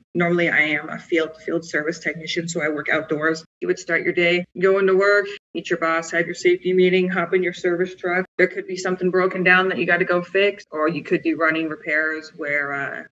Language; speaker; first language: English; native; English